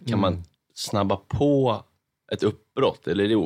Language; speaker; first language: Swedish; native; Swedish